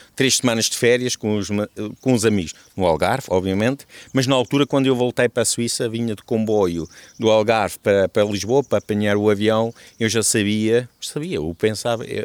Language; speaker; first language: Portuguese; non-native, fluent; German